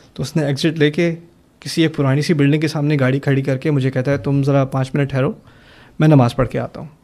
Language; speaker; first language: Urdu; early bilingual, heritage; German